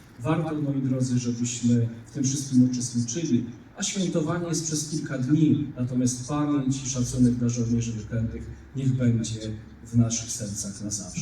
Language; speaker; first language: Polish; native; Polish